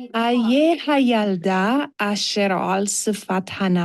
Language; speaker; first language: Hebrew; non-native, learner; English